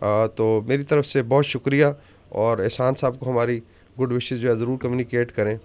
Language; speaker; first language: Urdu; native; Urdu